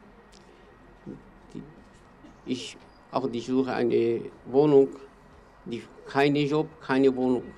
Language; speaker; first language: German; non-native, learner; Kurdish